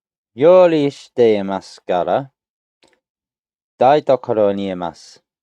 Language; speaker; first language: Japanese; non-native, learner; English